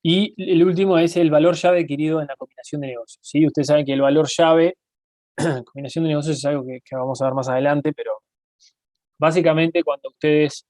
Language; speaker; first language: Spanish; native; Spanish